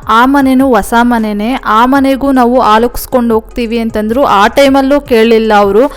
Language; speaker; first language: Kannada; non-native, local second language; Telugu